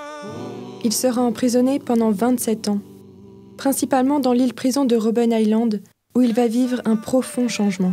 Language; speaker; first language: French; native; French